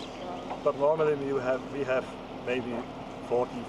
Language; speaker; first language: English; non-native, learner; Norwegian